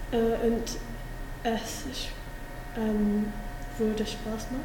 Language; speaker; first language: German; non-native, learner; English